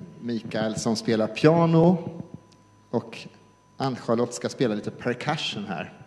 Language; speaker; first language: Swedish; native; Swedish